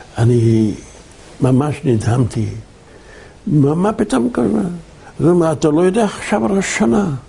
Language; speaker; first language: Hebrew; non-native, fluent; Yiddish